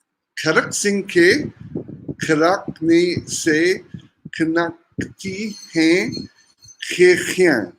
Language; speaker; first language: Hindi; non-native, learner; English